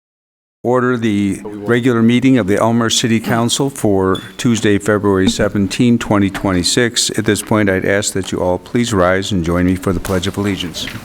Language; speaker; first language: English; native; English